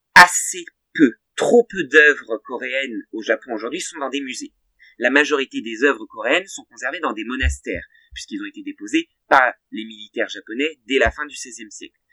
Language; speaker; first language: French; native; French